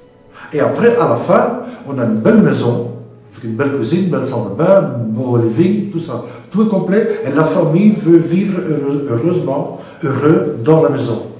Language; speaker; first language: French; non-native, local second language; Dutch